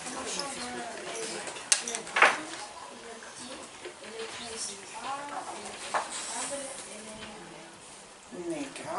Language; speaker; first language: French; non-native, learner; Ukrainian